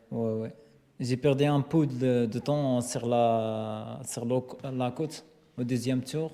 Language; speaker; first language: French; non-native, learner; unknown